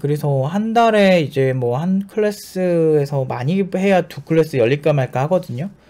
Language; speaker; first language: Korean; native; Korean